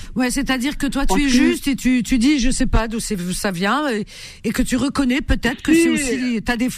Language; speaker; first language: French; non-native, local second language; Arabic